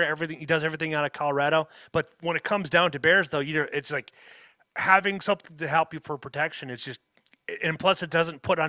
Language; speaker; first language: English; native; English